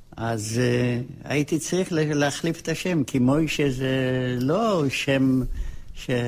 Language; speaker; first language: Hebrew; non-native, fluent; Polish